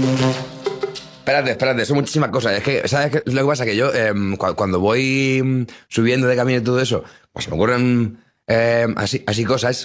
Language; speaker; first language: Spanish; native; Spanish